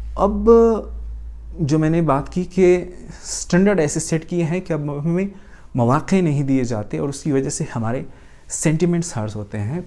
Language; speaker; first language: Urdu; non-native, local second language; Pashto